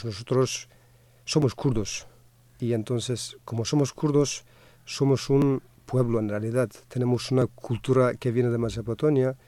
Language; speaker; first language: Spanish; non-native, fluent; Kurdish